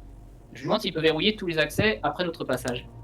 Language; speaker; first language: French; native; French